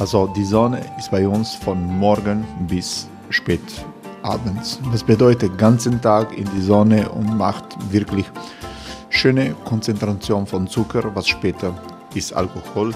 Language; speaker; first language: German; non-native, learner; Croatian